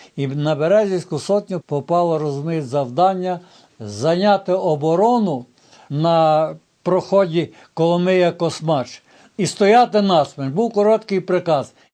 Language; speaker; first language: Ukrainian; native; Ukrainian